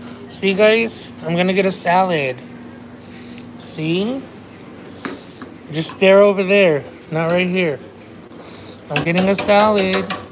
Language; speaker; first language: English; early bilingual, other home language; Spanish